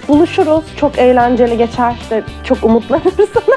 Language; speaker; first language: Turkish; native; Turkish